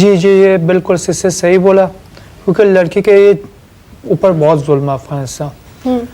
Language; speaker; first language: Hindi; non-native, learner; Persian